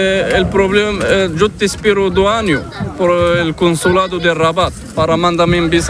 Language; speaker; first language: Spanish; non-native, learner; Arabic